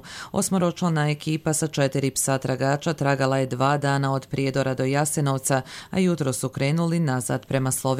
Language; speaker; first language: Serbian; native; Serbian